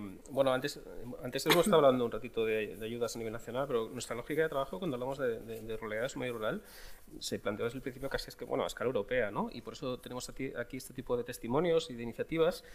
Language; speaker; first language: Spanish; native; Spanish